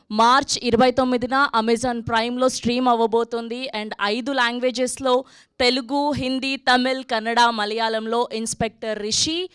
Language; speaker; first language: Telugu; native; Telugu